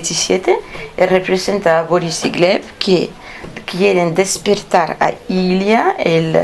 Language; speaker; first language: Spanish; non-native, fluent; Russian